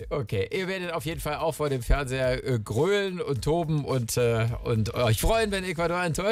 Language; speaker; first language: German; native; German